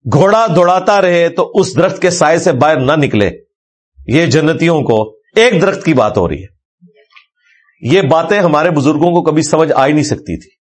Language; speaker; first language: Urdu; non-native, local second language; Punjabi